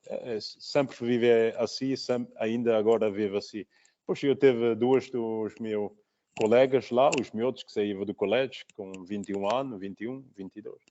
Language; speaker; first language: Portuguese; early bilingual, heritage; Portuguese